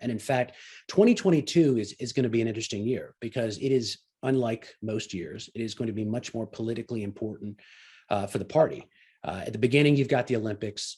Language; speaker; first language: English; native; English